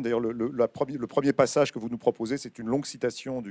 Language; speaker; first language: French; native; French